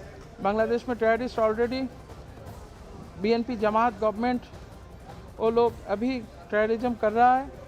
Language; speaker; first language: Hindi; non-native, fluent; Bangla